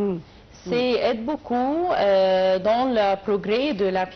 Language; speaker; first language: French; non-native, learner; Arabic